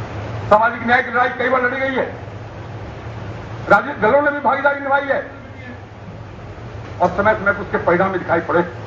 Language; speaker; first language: Hindi; native; Hindi